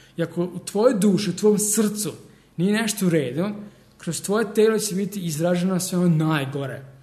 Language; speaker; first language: Serbian; early bilingual, heritage; Serbian